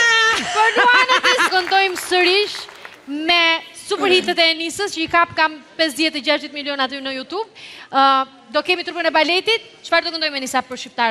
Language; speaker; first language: Albanian; native; Albanian